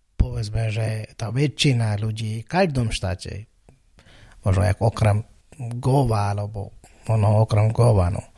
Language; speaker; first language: Slovak; non-native, fluent; Malayalam